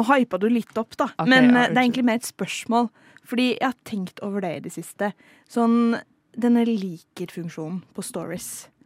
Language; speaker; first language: Norwegian; native; Norwegian